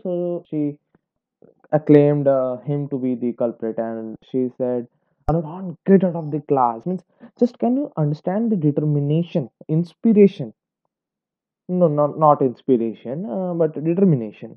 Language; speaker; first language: English; non-native, local second language; Hindi